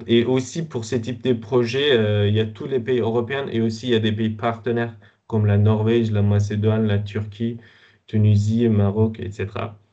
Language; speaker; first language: French; non-native, fluent; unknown